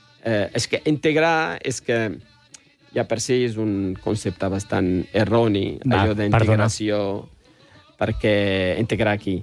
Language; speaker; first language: Catalan; non-native, fluent; Riffian